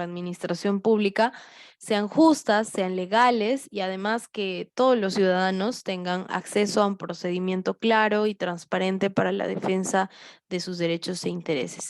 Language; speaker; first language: Spanish; native; Spanish